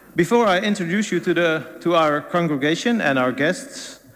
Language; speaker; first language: English; non-native, fluent; Dutch